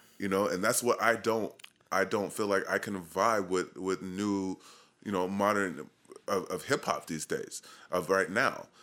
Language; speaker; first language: English; native; English